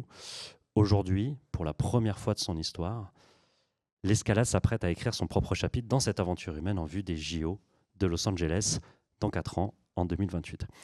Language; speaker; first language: French; native; French